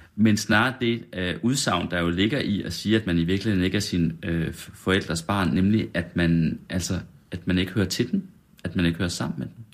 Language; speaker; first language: Danish; native; Danish